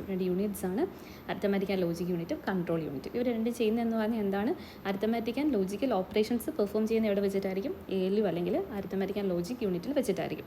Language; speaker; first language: Malayalam; native; Malayalam